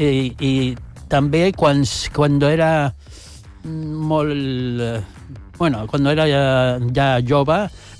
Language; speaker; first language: Catalan; non-native, local second language; Spanish